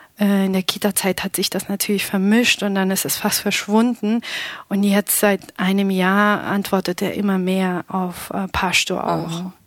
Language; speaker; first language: German; non-native, fluent; Pashto